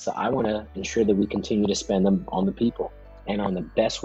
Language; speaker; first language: English; native; English